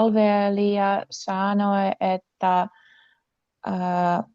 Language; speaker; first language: Finnish; non-native, learner; Russian